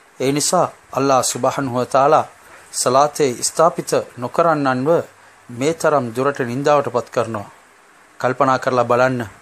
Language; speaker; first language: Sinhala; non-native, local second language; Tamil